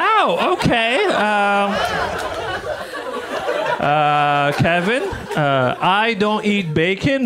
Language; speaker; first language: English; non-native, fluent; Arabic